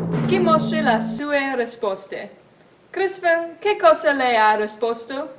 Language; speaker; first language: Italian; non-native, learner; English